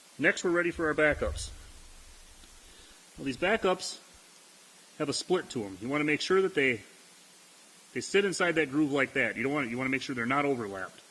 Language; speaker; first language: English; native; English